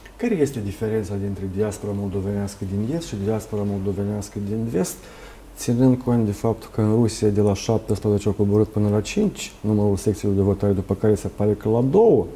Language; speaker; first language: Romanian; native; Romanian